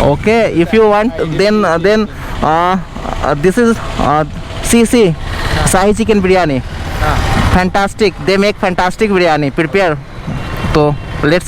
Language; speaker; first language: English; non-native, local second language; Hindi